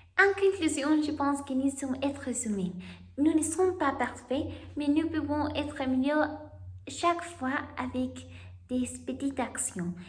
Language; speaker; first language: French; non-native, learner; Spanish